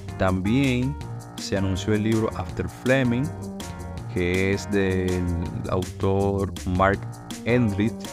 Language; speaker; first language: Spanish; native; Spanish